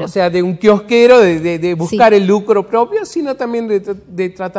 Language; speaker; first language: Spanish; native; Spanish